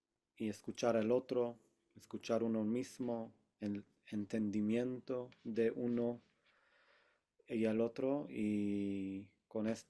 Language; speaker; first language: Spanish; non-native, fluent; Hebrew